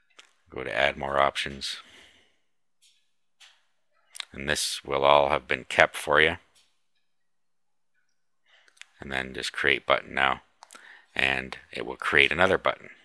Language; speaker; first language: English; native; English